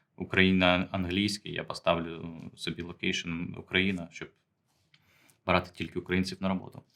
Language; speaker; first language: Ukrainian; native; Ukrainian